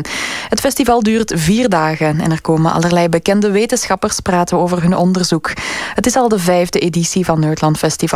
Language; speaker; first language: Dutch; native; Dutch